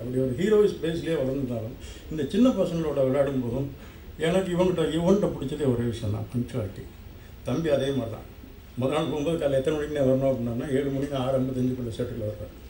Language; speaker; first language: Tamil; native; Tamil